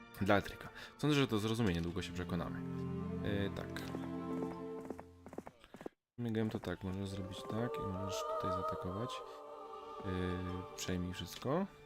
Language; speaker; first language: Polish; native; Polish